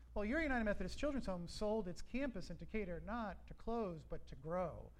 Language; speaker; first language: English; native; English